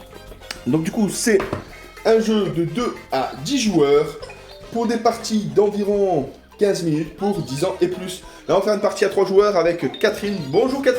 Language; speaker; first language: French; native; French